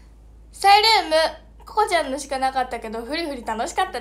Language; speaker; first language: Japanese; native; Japanese